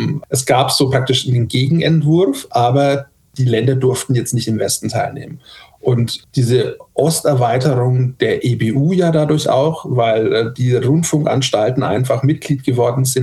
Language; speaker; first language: German; native; German